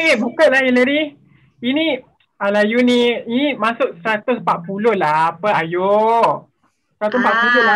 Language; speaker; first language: Malay; native; Malay